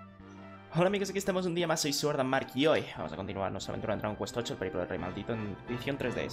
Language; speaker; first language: Spanish; native; Spanish